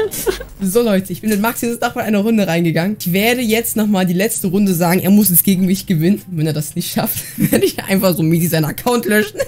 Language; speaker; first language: German; native; German